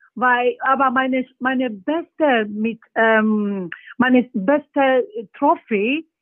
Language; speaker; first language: German; non-native, fluent; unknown